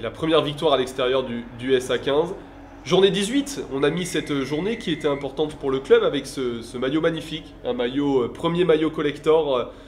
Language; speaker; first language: French; native; French